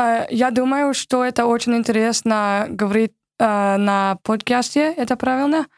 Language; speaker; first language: Russian; non-native, learner; English